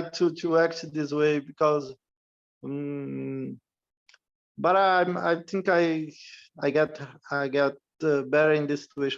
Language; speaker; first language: English; non-native, learner; Portuguese